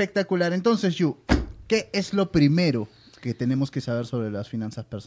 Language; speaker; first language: Spanish; native; Spanish